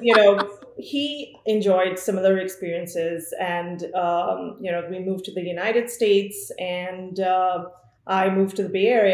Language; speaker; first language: English; non-native, local second language; Punjabi